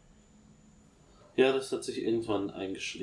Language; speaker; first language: German; native; German